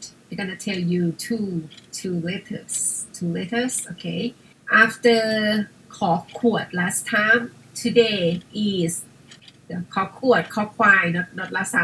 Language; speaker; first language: English; non-native, fluent; Thai